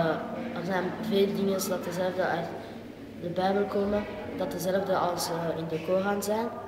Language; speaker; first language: Dutch; non-native, local second language; Arabic